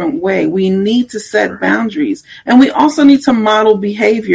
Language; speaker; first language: English; native; English